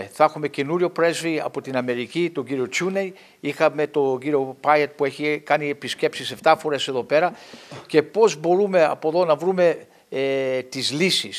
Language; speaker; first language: Greek; early bilingual, heritage; English